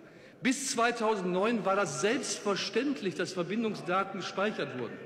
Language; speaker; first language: German; native; German